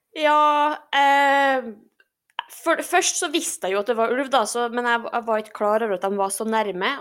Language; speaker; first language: Norwegian; native; Norwegian